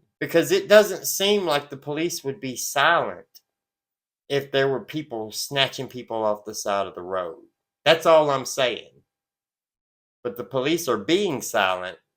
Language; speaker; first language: English; native; English